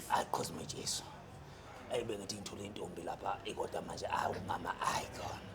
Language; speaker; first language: Zulu; native; Zulu